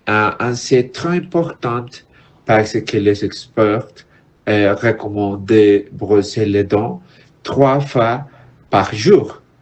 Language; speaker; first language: French; non-native, learner; Spanish